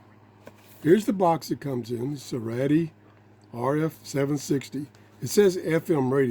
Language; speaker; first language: English; native; English